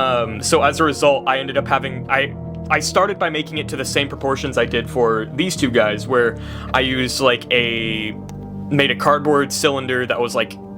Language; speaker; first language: English; native; English